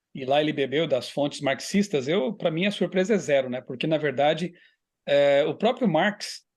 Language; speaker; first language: Portuguese; native; Portuguese